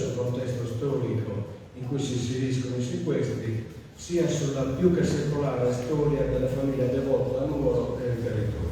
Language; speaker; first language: Italian; native; Italian